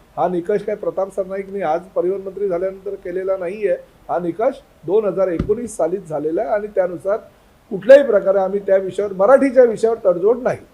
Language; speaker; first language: Marathi; native; Marathi